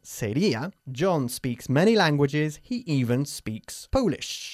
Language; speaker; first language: English; native; English